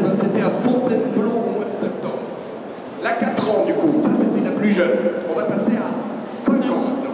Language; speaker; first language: French; native; French